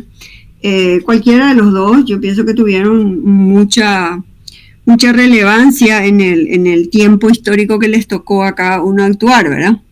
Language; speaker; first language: Spanish; native; Spanish